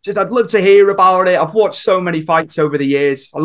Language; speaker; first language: English; native; English